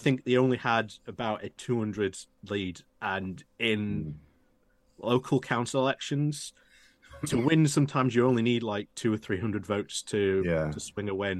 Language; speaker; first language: English; native; English